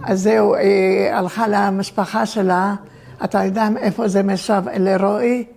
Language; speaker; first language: Hebrew; early bilingual, other home language; Turkish